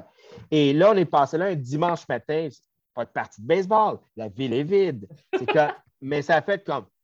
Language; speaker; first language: French; native; French